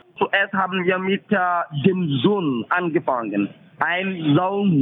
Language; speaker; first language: German; non-native, fluent; French